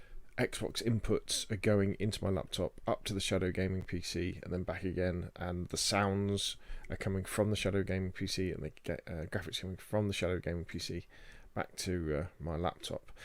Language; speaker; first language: English; native; English